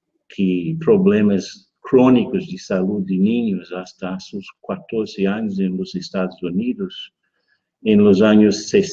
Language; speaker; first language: Spanish; non-native, fluent; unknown